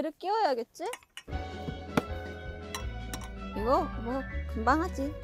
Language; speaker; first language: Korean; native; Korean